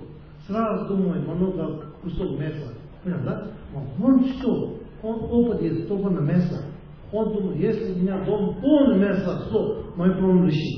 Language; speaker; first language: Russian; non-native, learner; Tibetan